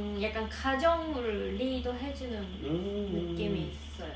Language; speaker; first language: Korean; non-native, fluent; Japanese